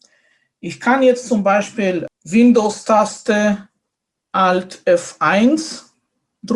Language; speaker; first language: German; non-native, fluent; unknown